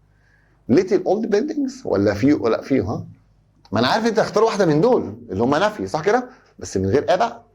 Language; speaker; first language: Arabic; native; Arabic